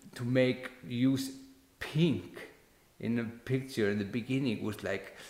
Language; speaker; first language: English; non-native, fluent; Icelandic